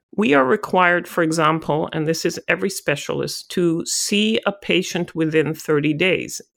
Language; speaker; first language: English; non-native, fluent; Hebrew